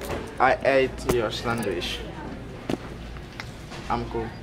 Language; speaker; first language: English; non-native, fluent; Portuguese